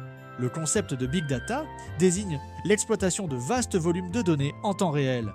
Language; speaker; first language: French; native; French